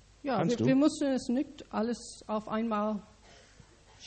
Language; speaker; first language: German; non-native, learner; English